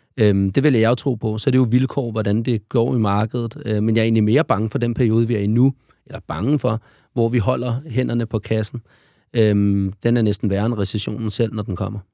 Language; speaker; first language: Danish; native; Danish